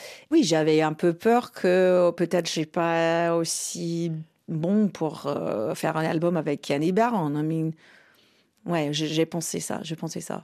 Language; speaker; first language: French; non-native, fluent; English